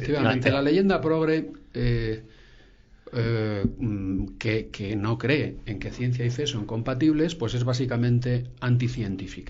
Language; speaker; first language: Spanish; native; Spanish